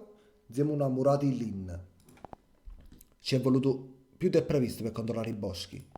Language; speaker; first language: Italian; native; Italian